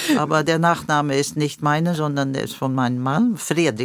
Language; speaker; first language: German; non-native, fluent; Swedish